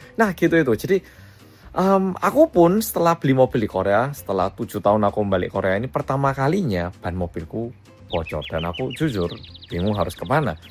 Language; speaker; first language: Indonesian; native; Indonesian